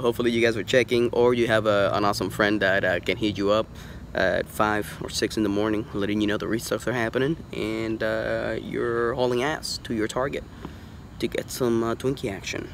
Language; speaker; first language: English; native; English